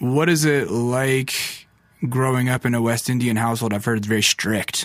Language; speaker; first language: English; early bilingual, other home language; Italian